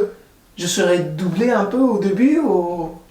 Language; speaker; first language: French; non-native, fluent; Spanish